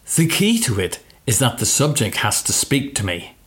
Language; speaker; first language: English; native; English